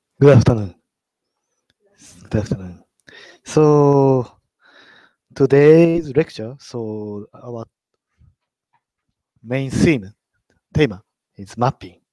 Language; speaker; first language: English; non-native, learner; Japanese